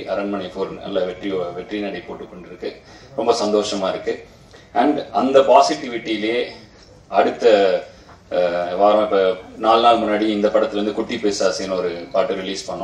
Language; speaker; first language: Tamil; native; Tamil